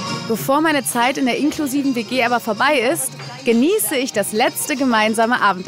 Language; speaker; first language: German; native; German